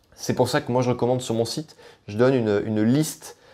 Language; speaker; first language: French; native; French